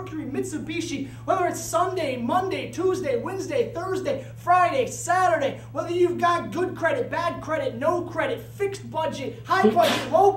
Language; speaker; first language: English; native; English